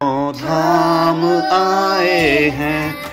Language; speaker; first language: Hindi; native; Hindi